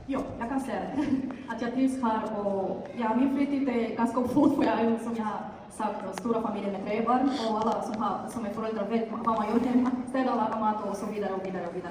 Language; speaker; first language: Swedish; non-native, fluent; Bulgarian